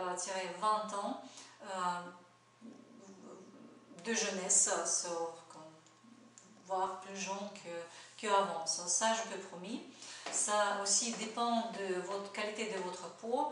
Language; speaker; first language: French; non-native, fluent; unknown